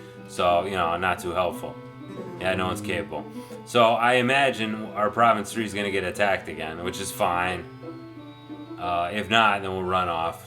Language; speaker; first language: English; native; English